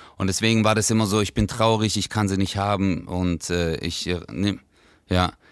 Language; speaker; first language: German; early bilingual, other home language; Turkish